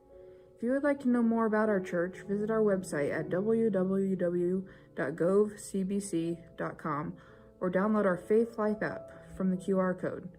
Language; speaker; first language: English; native; English